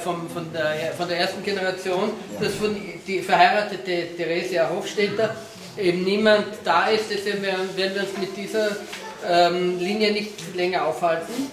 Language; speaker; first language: German; non-native, fluent; Slovenian